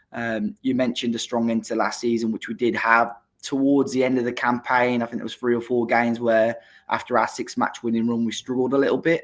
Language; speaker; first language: English; native; English